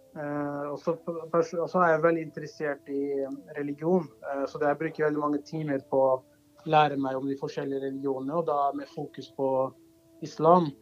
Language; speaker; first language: Norwegian; early bilingual, other home language; Kurdish